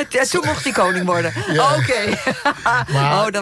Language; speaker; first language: Dutch; native; Dutch